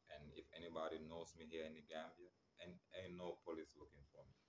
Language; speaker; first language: English; non-native, local second language; Wolof